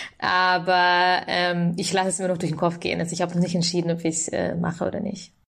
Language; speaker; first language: German; early bilingual, other home language; Russian